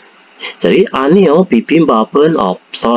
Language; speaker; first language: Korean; non-native, learner; Indonesian